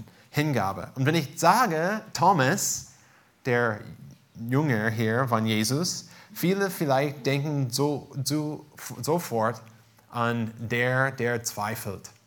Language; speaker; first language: German; non-native, fluent; English